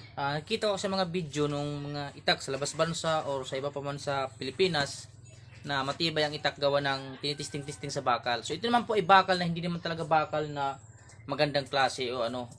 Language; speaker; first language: Filipino; non-native, local second language; Waray